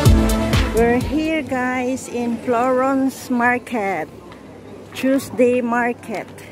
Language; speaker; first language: English; non-native, learner; Filipino